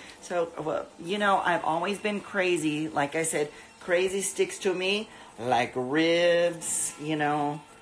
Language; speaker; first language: English; early bilingual, other home language; Spanish